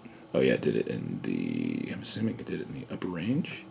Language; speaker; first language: English; native; English